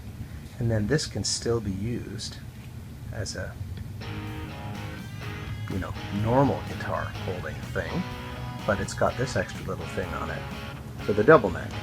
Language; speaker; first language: English; native; English